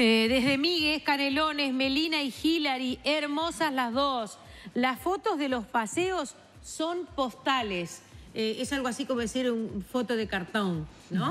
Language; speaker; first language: Spanish; native; Spanish